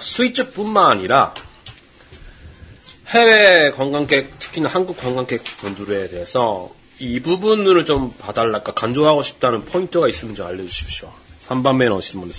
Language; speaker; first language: Korean; non-native, fluent; Japanese